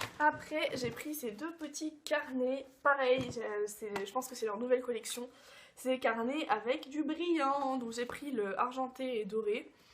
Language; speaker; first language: French; early bilingual, other home language; Portuguese